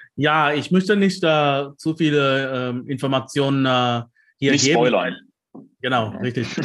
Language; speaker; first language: German; non-native, learner; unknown